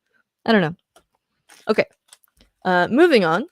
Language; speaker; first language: English; native; English